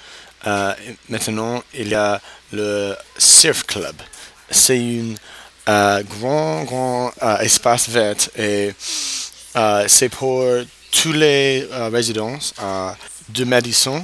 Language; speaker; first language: French; non-native, learner; English